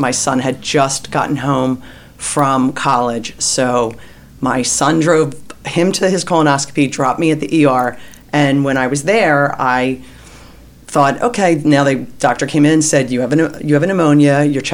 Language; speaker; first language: English; native; English